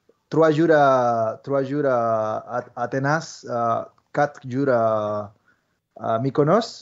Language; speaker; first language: French; early bilingual, other home language; Spanish